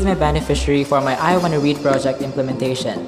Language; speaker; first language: English; non-native, local second language; Cebuano